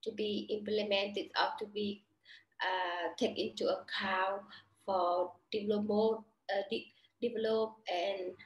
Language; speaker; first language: English; non-native, learner; Vietnamese